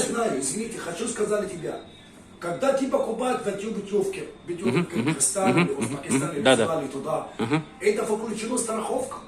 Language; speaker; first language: Russian; non-native, learner; Arabic